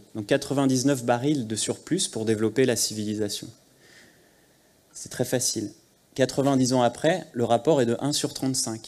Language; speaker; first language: French; native; French